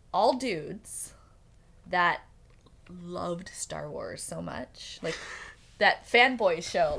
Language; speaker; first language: English; native; English